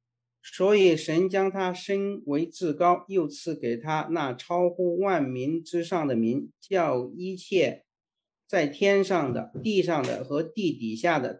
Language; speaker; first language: Chinese; native; Chinese